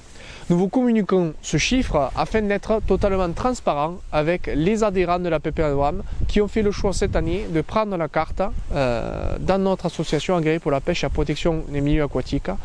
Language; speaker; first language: French; native; French